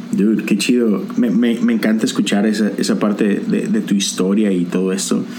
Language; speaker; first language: Spanish; native; Spanish